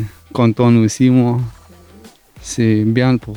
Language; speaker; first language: French; non-native, learner; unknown